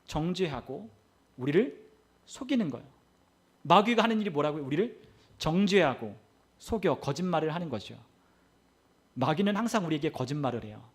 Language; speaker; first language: Korean; native; Korean